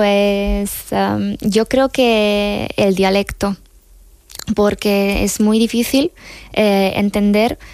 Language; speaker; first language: Spanish; non-native, fluent; Hungarian